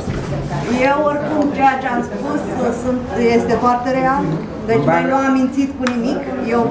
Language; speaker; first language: Romanian; non-native, fluent; Arabic